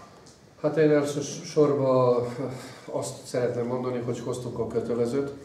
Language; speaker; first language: Hungarian; non-native, fluent; Croatian